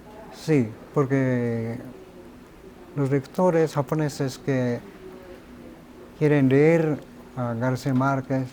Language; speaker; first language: Spanish; non-native, fluent; Japanese